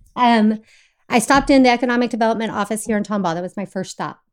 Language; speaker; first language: English; native; English